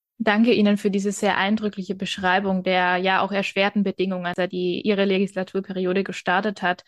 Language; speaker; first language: German; native; German